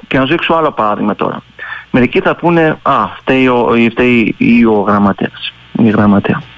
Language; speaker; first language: Greek; early bilingual, heritage; Greek